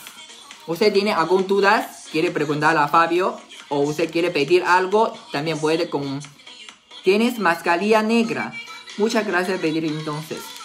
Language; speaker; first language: Spanish; non-native, learner; Chinese